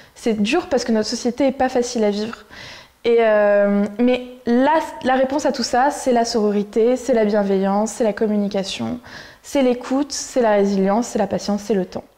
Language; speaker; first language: French; native; French